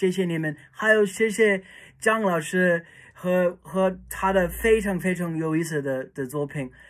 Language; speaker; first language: Chinese; non-native, learner; English